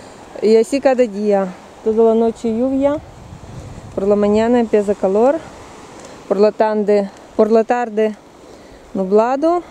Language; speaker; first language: Spanish; non-native, learner; Russian